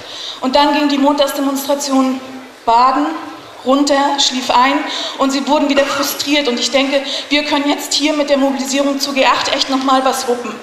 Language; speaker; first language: German; native; German